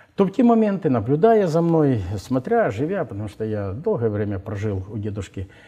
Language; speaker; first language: Russian; non-native, local second language; Ukrainian